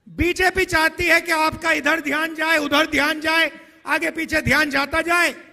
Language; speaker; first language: Hindi; native; Hindi